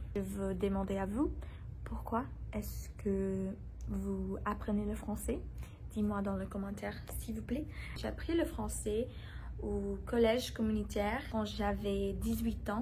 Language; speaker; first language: French; non-native, learner; English